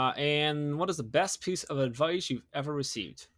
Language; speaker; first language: English; native; English